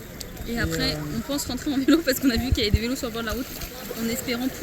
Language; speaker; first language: French; native; French